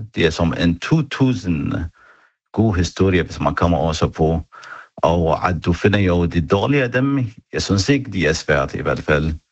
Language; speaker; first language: Danish; non-native, fluent; Arabic